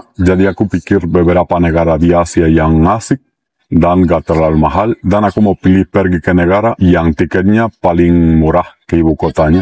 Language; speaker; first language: Indonesian; non-native, fluent; Spanish